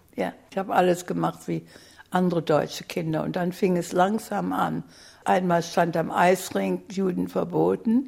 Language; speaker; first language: German; native; German